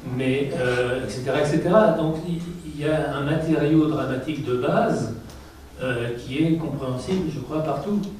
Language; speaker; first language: French; native; French